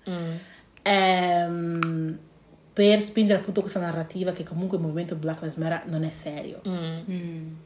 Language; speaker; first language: Italian; early bilingual, other home language; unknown